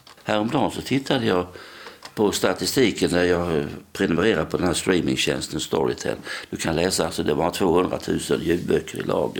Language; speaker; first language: Swedish; native; Swedish